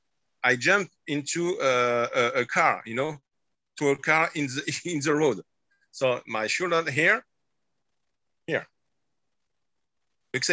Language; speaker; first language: English; non-native, learner; French